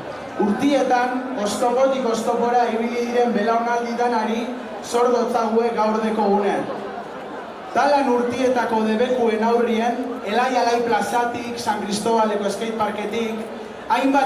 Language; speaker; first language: Basque; native; Basque